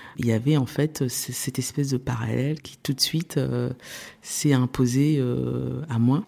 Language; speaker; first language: French; early bilingual, other home language; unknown